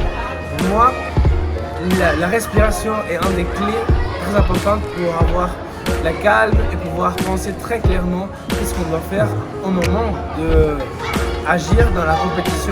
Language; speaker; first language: French; non-native, fluent; Spanish